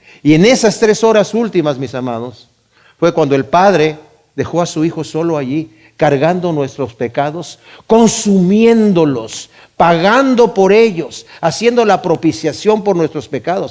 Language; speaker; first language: Spanish; native; Spanish